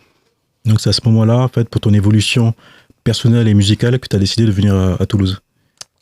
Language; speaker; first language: French; native; French